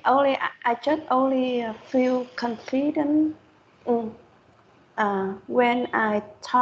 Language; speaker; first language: English; non-native, learner; Vietnamese